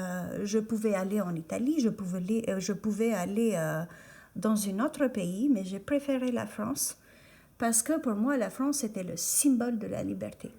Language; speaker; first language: French; non-native, fluent; Albanian